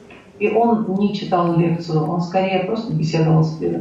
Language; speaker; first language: Russian; native; Russian